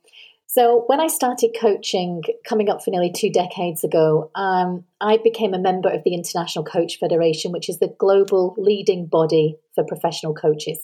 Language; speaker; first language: English; native; English